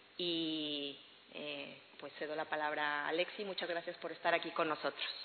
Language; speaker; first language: Spanish; native; Spanish